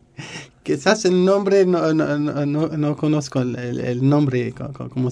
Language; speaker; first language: Spanish; non-native, learner; Arabic